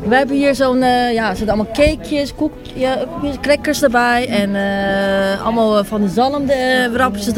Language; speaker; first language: Dutch; non-native, learner; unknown